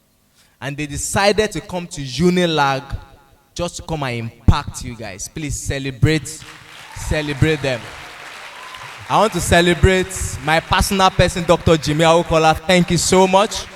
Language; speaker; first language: English; non-native, local second language; Yoruba